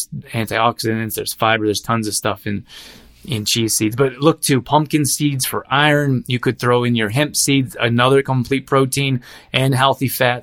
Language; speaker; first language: English; native; English